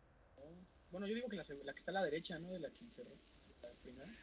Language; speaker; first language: Spanish; native; Spanish